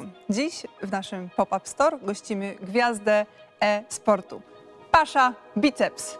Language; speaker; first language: Polish; native; Polish